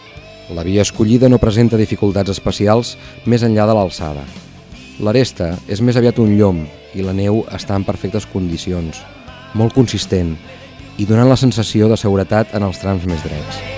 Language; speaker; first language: Catalan; native; Catalan